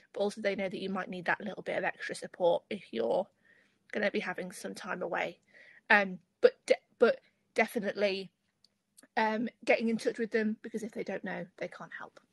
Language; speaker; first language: English; native; English